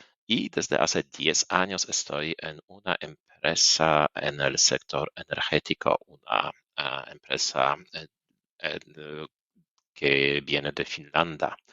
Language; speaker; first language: Spanish; non-native, fluent; Polish